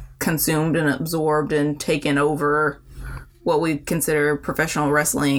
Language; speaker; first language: English; native; English